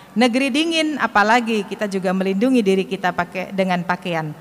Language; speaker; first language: Indonesian; non-native, fluent; Arabic